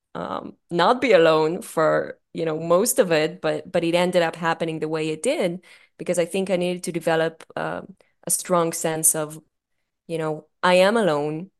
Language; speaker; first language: English; non-native, fluent; Hebrew